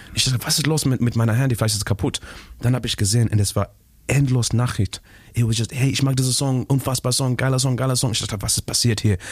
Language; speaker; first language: German; non-native, learner; Shona